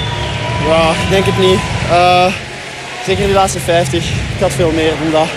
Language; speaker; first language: Dutch; non-native, local second language; French